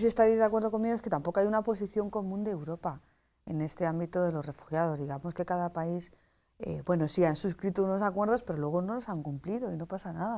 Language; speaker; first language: Spanish; native; Spanish